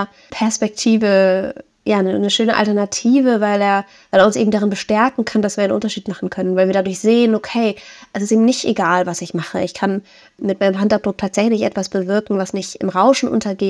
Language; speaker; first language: German; native; German